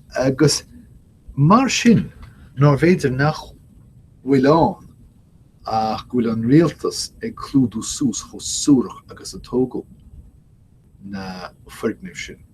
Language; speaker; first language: Irish; native; Irish